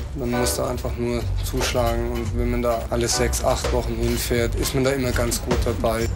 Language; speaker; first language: German; native; German